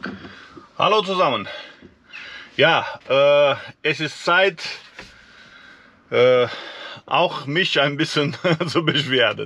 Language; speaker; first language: German; non-native, fluent; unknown